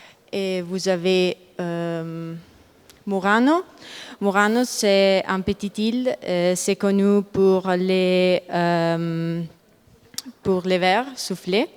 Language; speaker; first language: French; non-native, learner; Italian